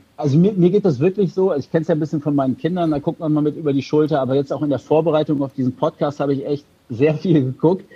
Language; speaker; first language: German; native; German